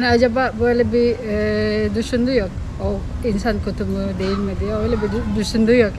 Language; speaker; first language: Turkish; non-native, fluent; Indonesian